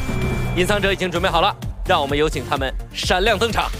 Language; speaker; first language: Chinese; native; Chinese